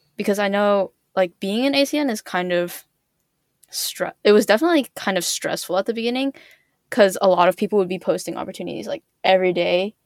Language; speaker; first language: English; native; English